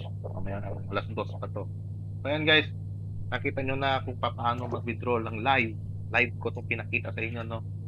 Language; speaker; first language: Filipino; native; Filipino